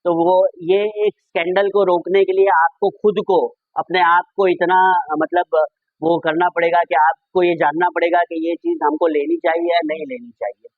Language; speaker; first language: Hindi; non-native, local second language; Gujarati